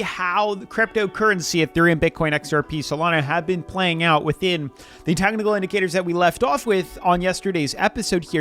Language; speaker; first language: English; native; English